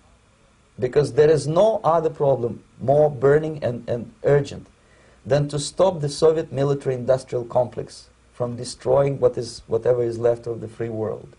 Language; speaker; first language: English; non-native, fluent; Russian